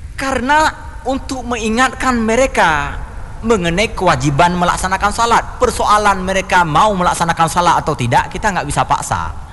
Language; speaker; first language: Indonesian; non-native, local second language; Achinese